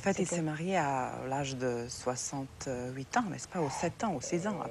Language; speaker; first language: French; non-native, fluent; Serbian